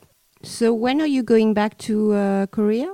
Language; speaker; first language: English; non-native, fluent; French